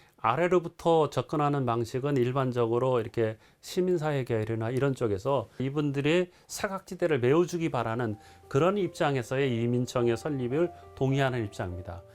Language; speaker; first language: Korean; native; Korean